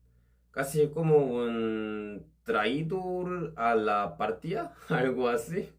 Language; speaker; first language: Spanish; non-native, learner; Korean